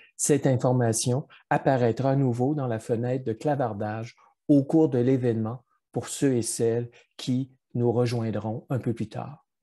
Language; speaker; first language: French; native; French